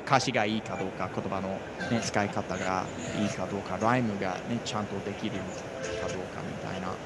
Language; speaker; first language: Japanese; non-native, fluent; English